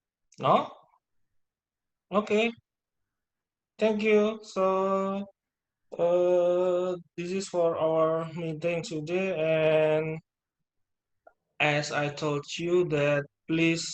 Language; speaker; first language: English; non-native, fluent; Indonesian